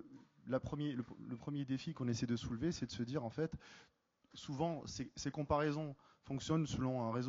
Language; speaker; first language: French; native; French